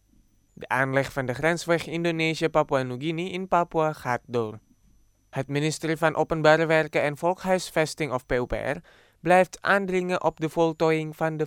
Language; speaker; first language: Dutch; non-native, fluent; Indonesian